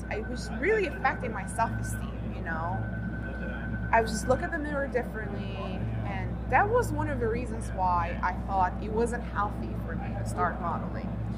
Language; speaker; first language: English; non-native, fluent; Albanian